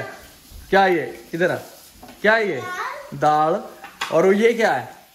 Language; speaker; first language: Hindi; native; Hindi